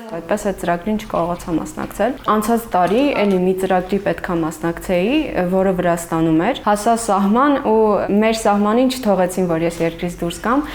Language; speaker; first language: Armenian; native; Armenian